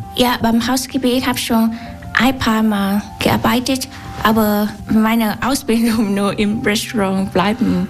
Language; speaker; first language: German; non-native, learner; Vietnamese